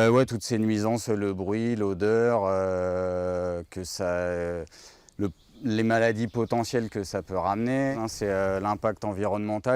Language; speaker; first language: French; native; French